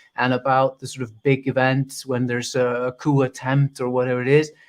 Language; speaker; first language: English; non-native, fluent; Icelandic